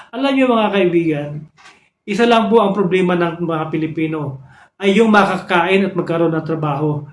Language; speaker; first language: Filipino; non-native, local second language; Cebuano